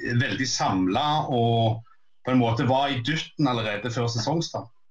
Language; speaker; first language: Norwegian; native; Norwegian